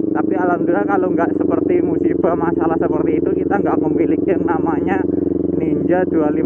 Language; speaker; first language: Indonesian; native; Indonesian